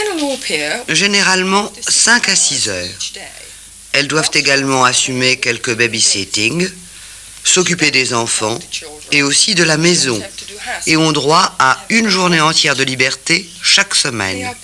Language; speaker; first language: French; native; French